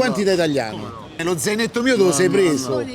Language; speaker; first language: Italian; native; Italian